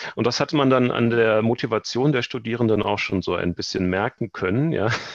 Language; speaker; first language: German; native; German